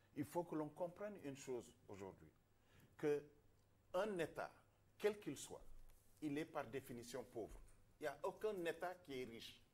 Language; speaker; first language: French; non-native, local second language; Wolof